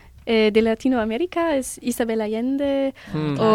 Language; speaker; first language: Spanish; non-native, learner; German